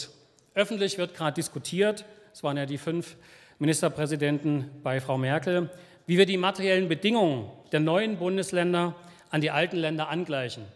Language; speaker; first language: German; native; German